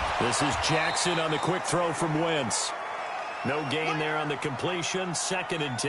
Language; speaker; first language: English; native; English